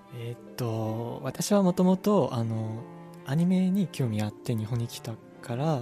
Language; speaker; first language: Japanese; non-native, learner; Chinese